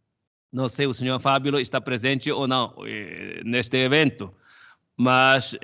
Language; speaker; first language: Portuguese; non-native, fluent; Chinese